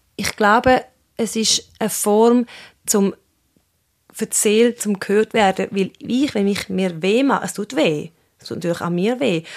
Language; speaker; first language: German; early bilingual, other home language; Swiss German